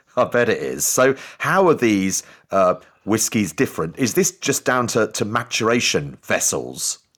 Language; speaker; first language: English; native; English